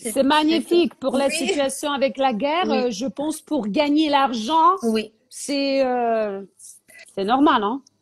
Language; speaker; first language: French; non-native, fluent; Ukrainian